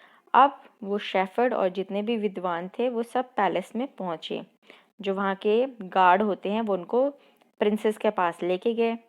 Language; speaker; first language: Hindi; non-native, local second language; Punjabi